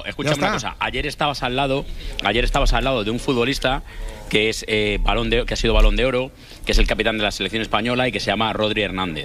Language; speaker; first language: Spanish; native; Spanish